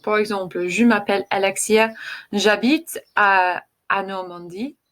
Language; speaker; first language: French; non-native, fluent; English